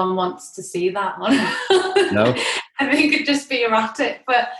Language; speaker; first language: English; native; English